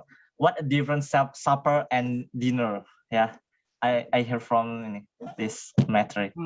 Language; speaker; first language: English; non-native, learner; Indonesian